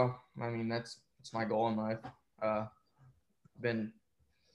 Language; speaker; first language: English; native; English